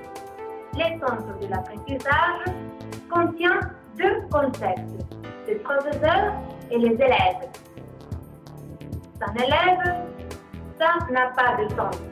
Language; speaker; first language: French; non-native, learner; Spanish